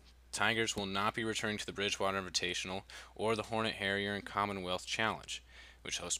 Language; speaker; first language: English; native; English